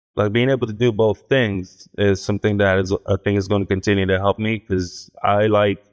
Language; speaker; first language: English; early bilingual, heritage; Hebrew